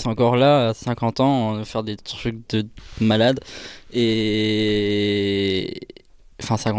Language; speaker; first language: French; native; French